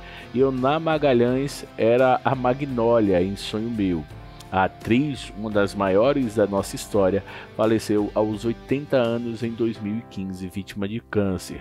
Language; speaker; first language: Portuguese; native; Portuguese